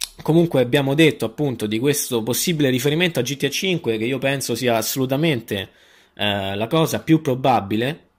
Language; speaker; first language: Italian; native; Italian